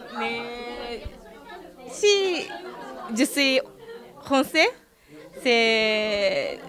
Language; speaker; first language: French; non-native, learner; Japanese